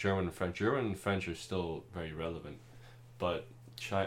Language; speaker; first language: English; non-native, local second language; German